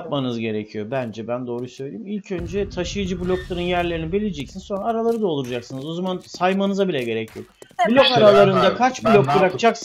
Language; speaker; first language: Turkish; native; Turkish